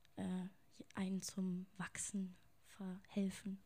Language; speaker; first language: German; native; German